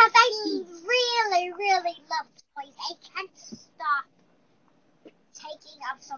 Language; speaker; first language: English; non-native, learner; Chinese